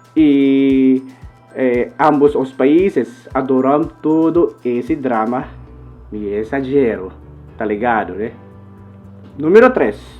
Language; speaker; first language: Portuguese; non-native, learner; Filipino